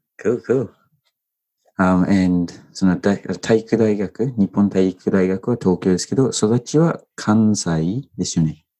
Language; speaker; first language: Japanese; non-native, fluent; English